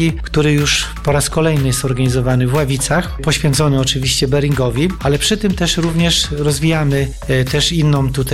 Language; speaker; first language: Polish; native; Polish